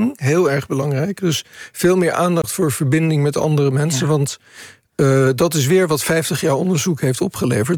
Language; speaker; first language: Dutch; native; Dutch